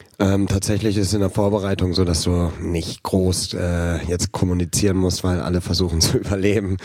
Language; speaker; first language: German; native; German